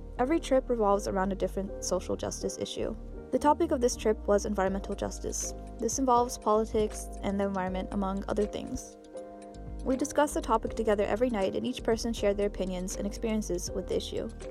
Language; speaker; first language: English; native; English